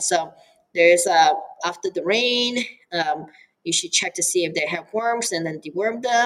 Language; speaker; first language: English; early bilingual, other home language; Cantonese